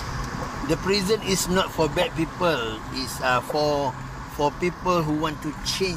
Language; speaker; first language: English; non-native, learner; Malay